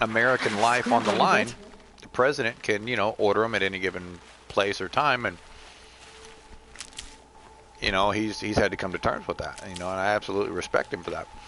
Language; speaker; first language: English; native; English